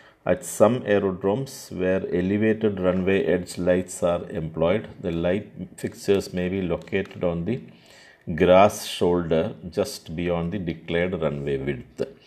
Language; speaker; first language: English; non-native, local second language; Malayalam